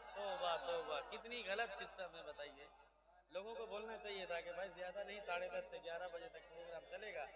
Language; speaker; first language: Hindi; non-native, local second language; Bangla